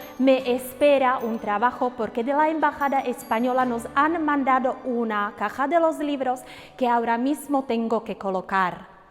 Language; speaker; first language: Spanish; non-native, fluent; Slovak